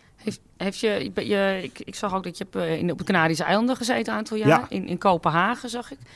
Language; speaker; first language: Dutch; early bilingual, other home language; Greek